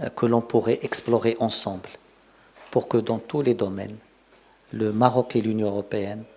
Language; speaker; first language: French; non-native, local second language; Arabic